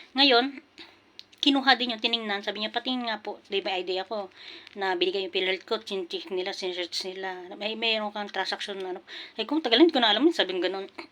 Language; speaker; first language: Filipino; non-native, local second language; Pampanga